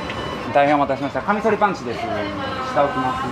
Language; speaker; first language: Japanese; native; Japanese